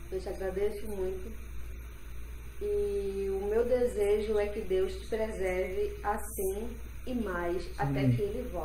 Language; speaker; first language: Portuguese; native; Portuguese